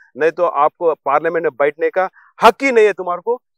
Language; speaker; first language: Hindi; non-native, local second language; Telugu